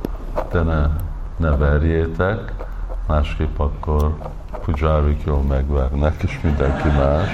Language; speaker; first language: Hungarian; early bilingual, heritage; English